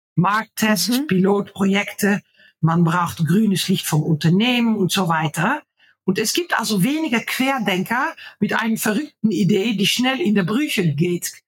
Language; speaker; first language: German; non-native, fluent; Dutch